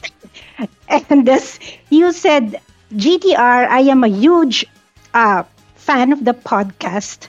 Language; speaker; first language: English; non-native, local second language; Filipino